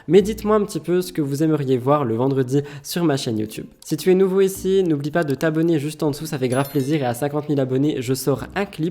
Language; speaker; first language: French; native; French